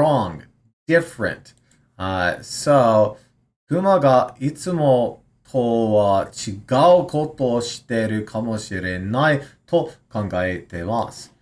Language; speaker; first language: Japanese; non-native, learner; English